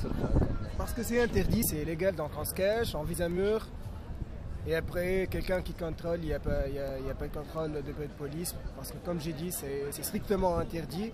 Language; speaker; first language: French; non-native, local second language; Arabic